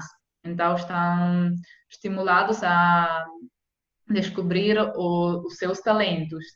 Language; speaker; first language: Portuguese; non-native, fluent; Italian